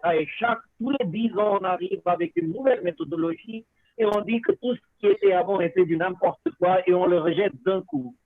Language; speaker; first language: French; non-native, fluent; Hindi